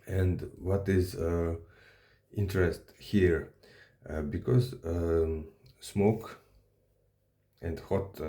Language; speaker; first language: English; non-native, learner; Serbian